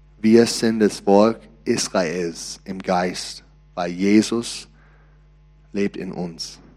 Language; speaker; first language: German; non-native, learner; English